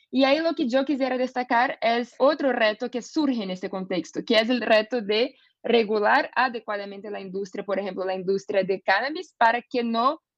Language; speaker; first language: Spanish; non-native, fluent; Portuguese